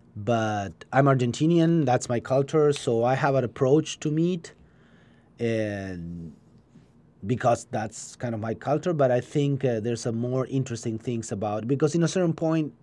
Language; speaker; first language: English; non-native, learner; Spanish